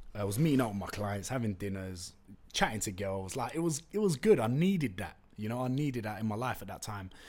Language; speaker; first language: English; non-native, local second language; Turkish